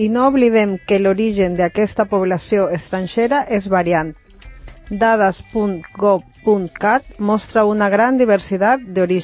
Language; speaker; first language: Catalan; non-native, learner; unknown